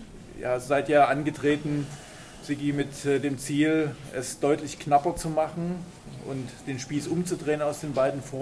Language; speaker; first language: German; native; German